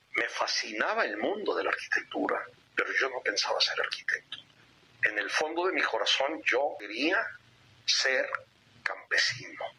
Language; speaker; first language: Spanish; native; Spanish